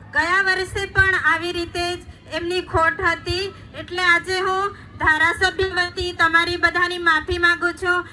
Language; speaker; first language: Gujarati; non-native, local second language; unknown